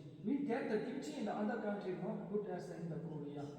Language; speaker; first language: English; non-native, fluent; Tibetan